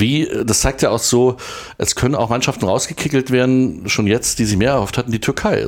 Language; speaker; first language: German; native; German